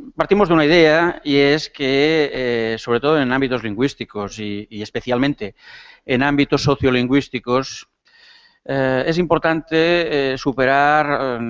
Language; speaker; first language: Spanish; non-native, local second language; Catalan